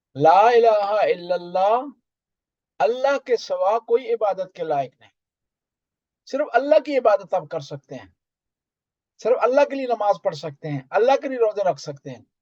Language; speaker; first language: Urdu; non-native, local second language; Punjabi